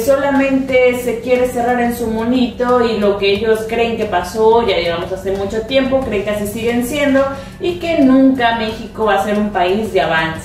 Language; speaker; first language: Spanish; native; Spanish